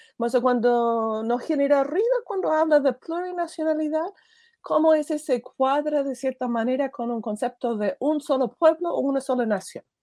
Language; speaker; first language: Spanish; non-native, fluent; English